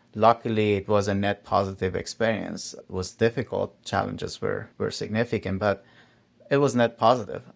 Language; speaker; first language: English; non-native, fluent; Persian